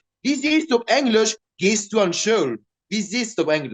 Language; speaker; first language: German; non-native, local second language; Luxembourgish